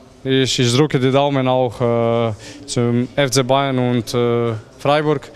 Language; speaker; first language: German; non-native, learner; Croatian